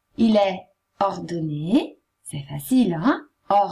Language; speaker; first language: French; non-native, fluent; Italian